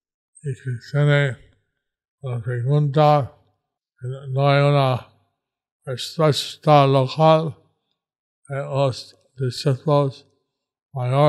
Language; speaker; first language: Spanish; non-native, learner; English